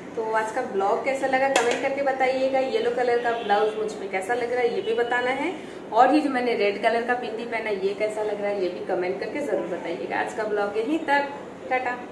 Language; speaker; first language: Hindi; non-native, local second language; Bangla